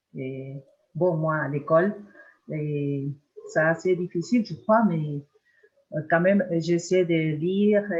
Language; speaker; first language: French; non-native, fluent; Spanish